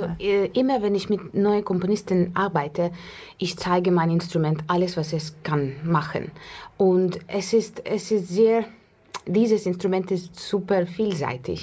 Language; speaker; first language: German; non-native, learner; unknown